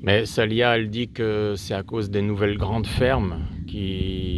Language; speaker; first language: French; native; French